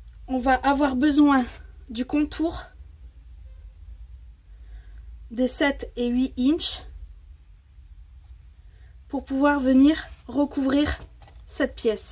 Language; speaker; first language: French; native; French